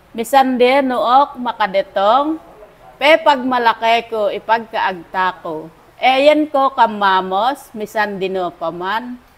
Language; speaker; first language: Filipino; non-native, local second language; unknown